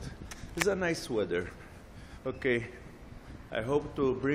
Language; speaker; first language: English; non-native, learner; Portuguese